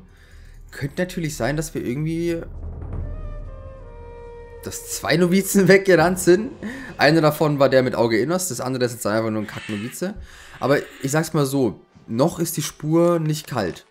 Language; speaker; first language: German; native; German